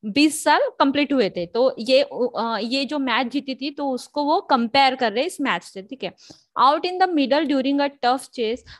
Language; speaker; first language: Hindi; native; Hindi